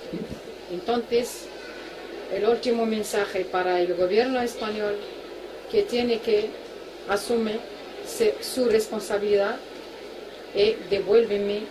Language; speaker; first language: Spanish; non-native, local second language; Arabic